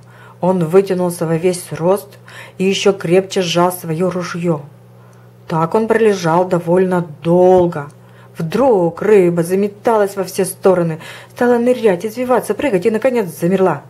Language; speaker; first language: Russian; native; Russian